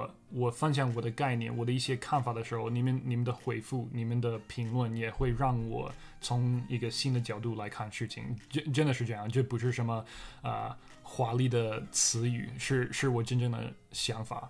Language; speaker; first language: Chinese; non-native, fluent; English